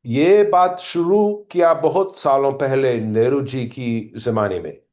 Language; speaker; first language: Hindi; non-native, learner; English